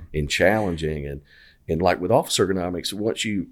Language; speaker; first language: English; native; English